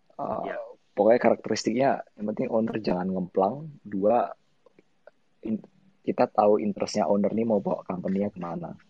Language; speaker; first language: Indonesian; native; Indonesian